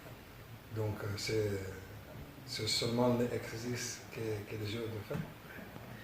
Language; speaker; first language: French; non-native, learner; Dutch